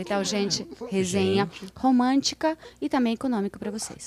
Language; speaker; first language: Portuguese; non-native, fluent; Russian